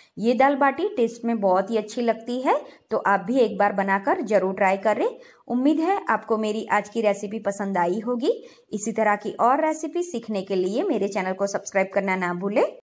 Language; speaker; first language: Hindi; non-native, local second language; Gujarati